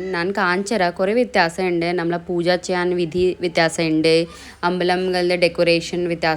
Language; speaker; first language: Malayalam; non-native, learner; Hindi